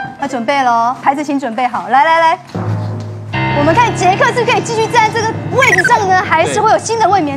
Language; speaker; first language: Chinese; native; Chinese